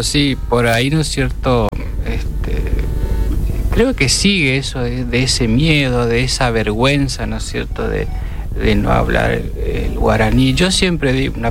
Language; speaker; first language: Spanish; native; Spanish